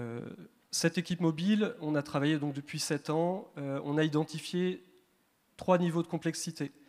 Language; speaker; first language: French; native; French